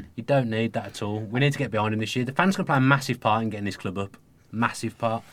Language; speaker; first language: English; native; English